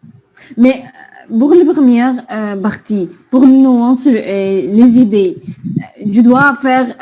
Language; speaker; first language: French; non-native, learner; Arabic